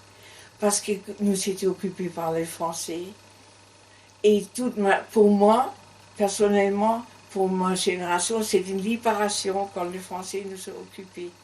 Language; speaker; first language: French; non-native, learner; German